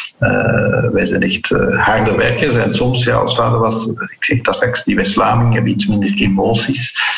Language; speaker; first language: Dutch; early bilingual, heritage; Dutch